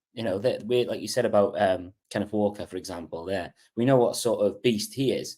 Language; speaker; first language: English; native; English